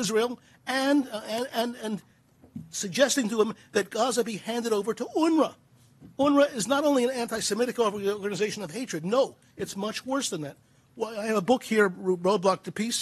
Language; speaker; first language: English; native; English